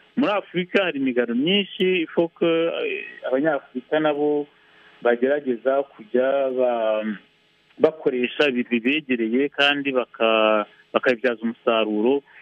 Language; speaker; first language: Kinyarwanda; early bilingual, heritage; Kinyarwanda